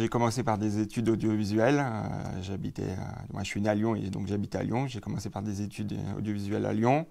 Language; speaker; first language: French; native; French